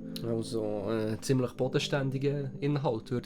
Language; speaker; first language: German; native; German